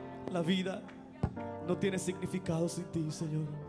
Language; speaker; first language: Spanish; native; Spanish